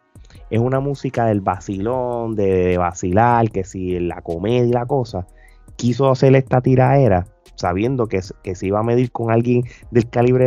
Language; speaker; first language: Spanish; native; Spanish